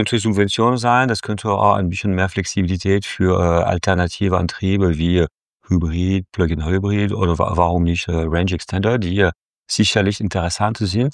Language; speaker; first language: German; non-native, fluent; French